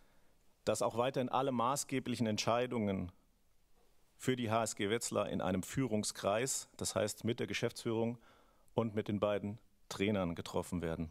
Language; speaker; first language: German; native; German